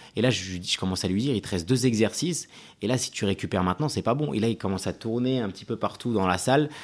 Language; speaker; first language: French; early bilingual, other home language; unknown